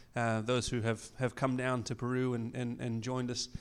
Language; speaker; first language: English; native; English